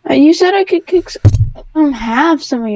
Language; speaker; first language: English; native; English